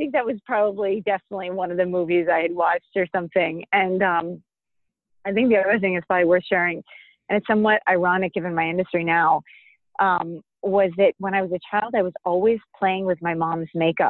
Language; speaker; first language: English; native; English